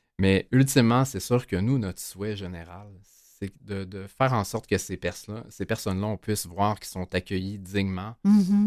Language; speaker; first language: French; native; French